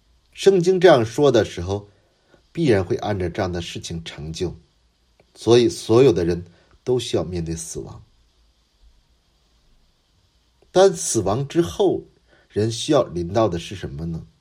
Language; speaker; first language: Chinese; non-native, fluent; Korean